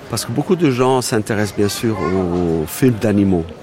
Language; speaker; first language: French; non-native, fluent; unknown